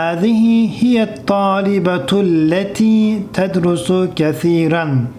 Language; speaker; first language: Arabic; non-native, fluent; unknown